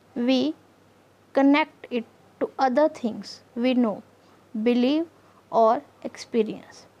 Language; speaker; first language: English; non-native, local second language; Punjabi